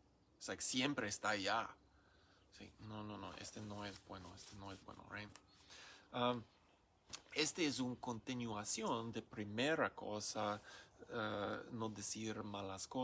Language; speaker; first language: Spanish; non-native, learner; English